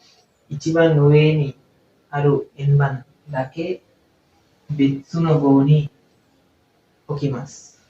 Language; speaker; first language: Japanese; non-native, learner; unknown